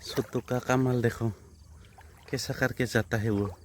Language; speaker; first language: Hindi; non-native, local second language; Assamese